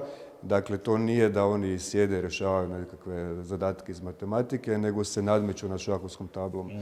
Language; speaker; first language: Croatian; native; Croatian